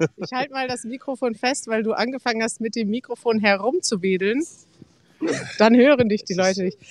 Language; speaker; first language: German; native; German